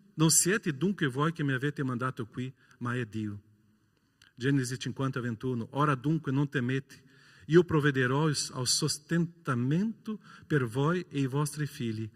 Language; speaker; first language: Italian; non-native, fluent; Portuguese